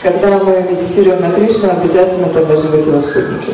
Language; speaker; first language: Russian; native; Russian